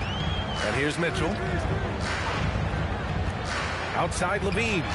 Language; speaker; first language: English; native; English